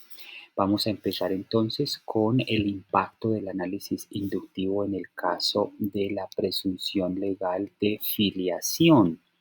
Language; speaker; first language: Spanish; native; Spanish